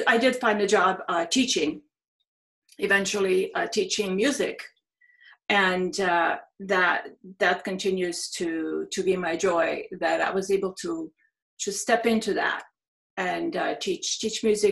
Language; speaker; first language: English; non-native, fluent; Serbian